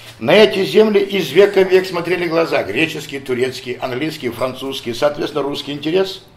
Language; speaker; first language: Russian; non-native, local second language; Adyghe